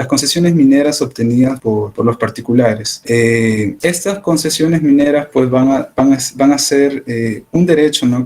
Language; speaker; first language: Spanish; native; Spanish